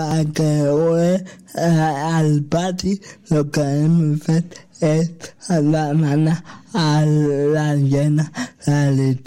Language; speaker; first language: Catalan; non-native, local second language; Spanish